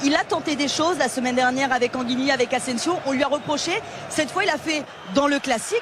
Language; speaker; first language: French; native; French